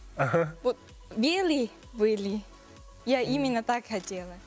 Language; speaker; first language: Russian; non-native, learner; Japanese